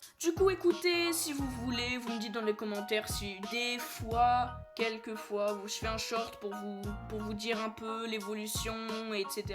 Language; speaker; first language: French; native; French